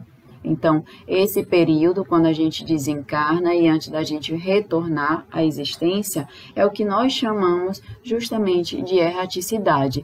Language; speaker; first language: Portuguese; native; Portuguese